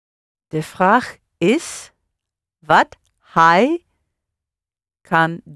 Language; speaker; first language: Dutch; non-native, learner; English